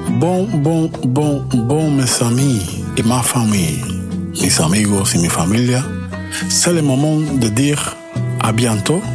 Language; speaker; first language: French; non-native, learner; Spanish